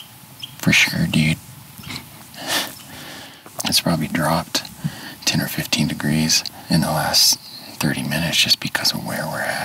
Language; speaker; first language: English; native; English